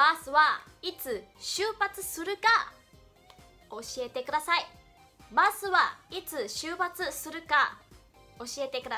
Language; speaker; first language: Japanese; non-native, fluent; Chinese